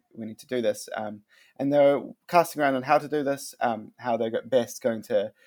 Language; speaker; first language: English; native; English